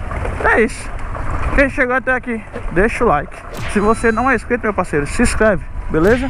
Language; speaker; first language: Portuguese; native; Portuguese